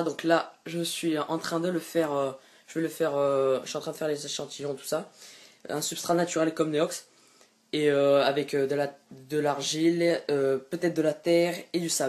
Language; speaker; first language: French; native; French